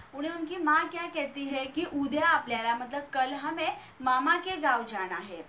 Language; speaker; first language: Hindi; non-native, local second language; Marathi